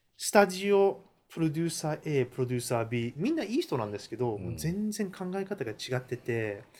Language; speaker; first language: Japanese; early bilingual, heritage; Japanese